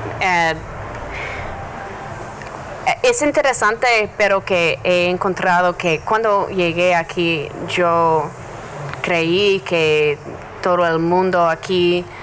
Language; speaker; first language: Spanish; non-native, learner; English